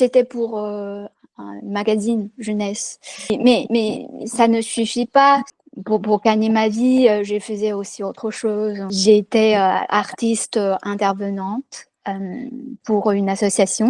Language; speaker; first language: French; non-native, fluent; Chinese